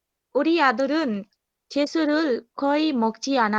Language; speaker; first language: Korean; non-native, learner; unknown